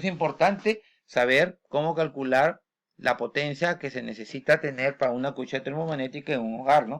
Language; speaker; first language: Spanish; native; Spanish